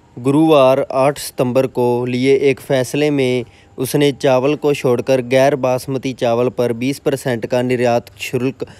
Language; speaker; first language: Hindi; non-native, local second language; Punjabi